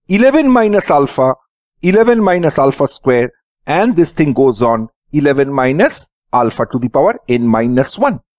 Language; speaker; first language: Hindi; native; Hindi